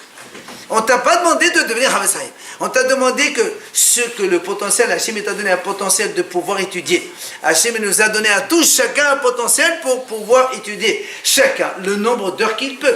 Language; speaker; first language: French; native; French